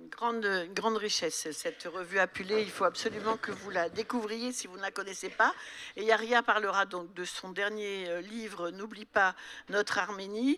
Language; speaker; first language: French; native; French